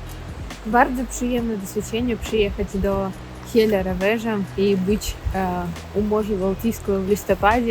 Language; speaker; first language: Polish; non-native, learner; Russian